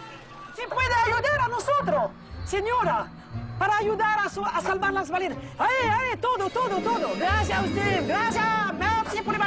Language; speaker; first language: Spanish; non-native, learner; French